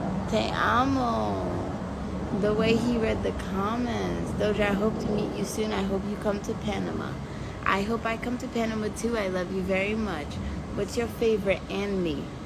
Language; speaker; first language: English; native; English